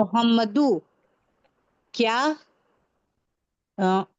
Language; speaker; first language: Hindi; native; Hindi